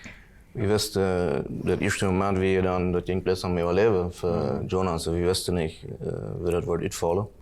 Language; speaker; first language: German; non-native, local second language; Plautdietsch